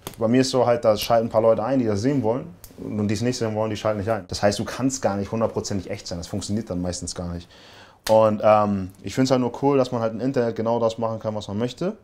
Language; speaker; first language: German; early bilingual, other home language; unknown